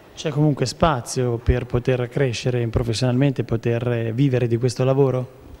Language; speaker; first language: Italian; native; Italian